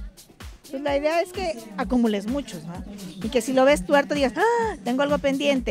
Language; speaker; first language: Spanish; native; Spanish